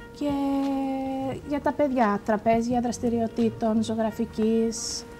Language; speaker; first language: Greek; early bilingual, other home language; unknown